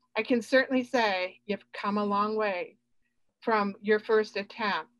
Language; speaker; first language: English; native; English